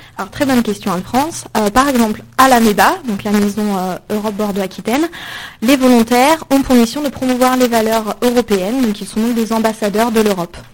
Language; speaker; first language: French; native; French